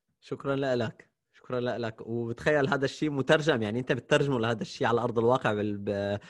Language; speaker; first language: Arabic; native; Arabic